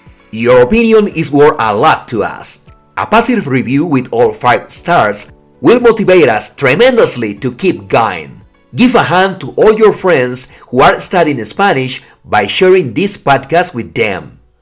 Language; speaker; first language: English; non-native, fluent; Spanish